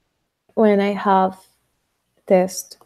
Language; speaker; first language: English; non-native, learner; Spanish